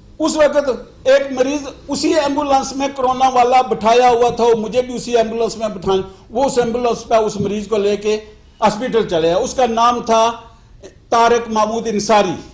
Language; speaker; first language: Urdu; non-native, local second language; Pahari-Potwari